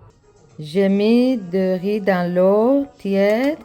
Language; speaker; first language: French; non-native, learner; Persian